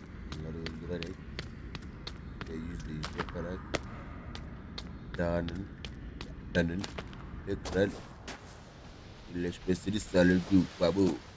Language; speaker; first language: Turkish; native; Turkish